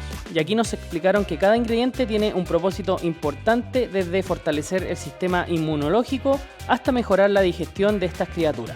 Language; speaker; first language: Spanish; native; Spanish